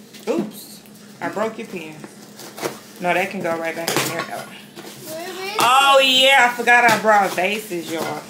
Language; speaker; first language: English; native; English